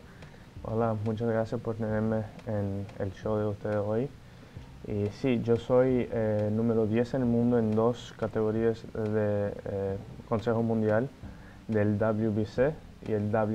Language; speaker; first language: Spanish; non-native, fluent; Portuguese